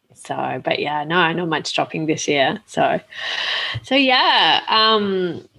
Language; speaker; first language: English; native; English